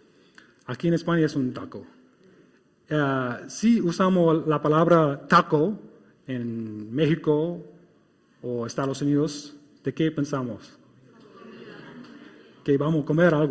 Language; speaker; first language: Spanish; non-native, fluent; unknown